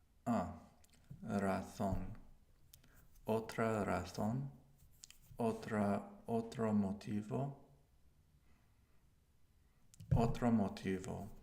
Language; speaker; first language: Spanish; non-native, learner; English